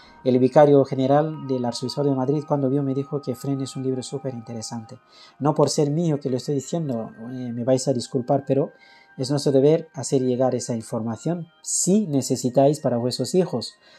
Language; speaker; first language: Spanish; non-native, fluent; French